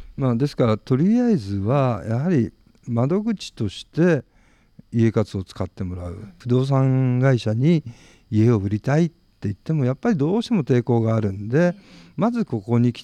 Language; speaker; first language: Japanese; native; Japanese